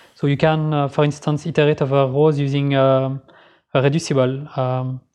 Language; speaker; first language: English; non-native, fluent; French